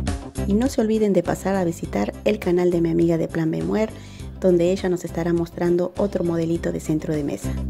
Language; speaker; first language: Spanish; native; Spanish